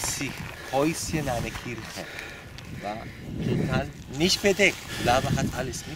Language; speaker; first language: German; non-native, learner; Spanish